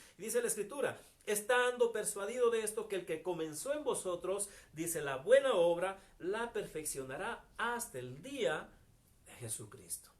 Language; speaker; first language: Spanish; native; Spanish